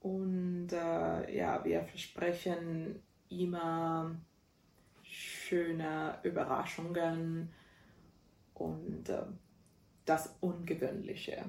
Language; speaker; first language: German; non-native, fluent; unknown